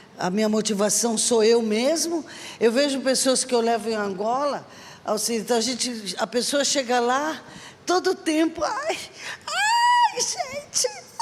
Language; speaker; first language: Portuguese; native; Portuguese